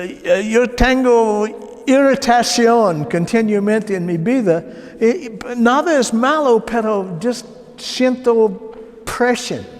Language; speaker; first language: Spanish; non-native, learner; English